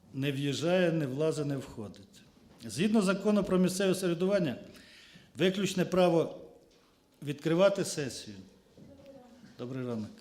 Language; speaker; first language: Ukrainian; native; Ukrainian